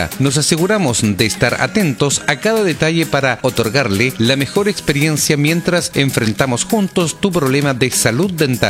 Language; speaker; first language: Spanish; native; Spanish